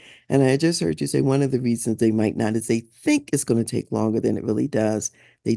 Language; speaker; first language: English; native; English